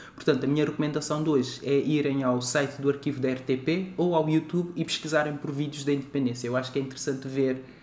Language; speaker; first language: Portuguese; non-native, local second language; Kabuverdianu